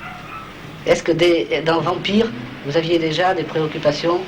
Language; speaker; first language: French; native; French